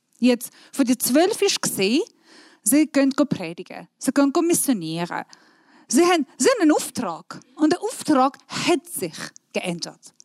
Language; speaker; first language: German; non-native, fluent; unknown